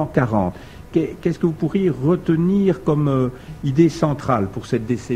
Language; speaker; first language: French; native; French